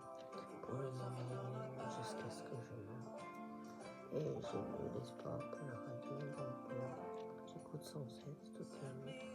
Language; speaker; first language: French; non-native, learner; Japanese